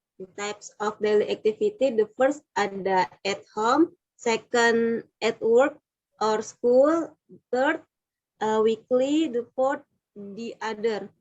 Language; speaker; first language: English; non-native, learner; Indonesian